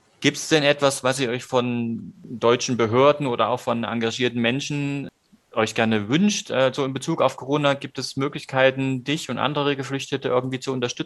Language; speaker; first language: German; native; German